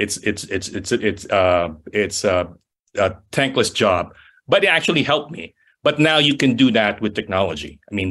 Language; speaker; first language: English; non-native, local second language; Filipino